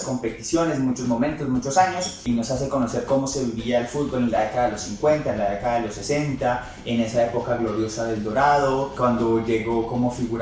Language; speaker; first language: Spanish; native; Spanish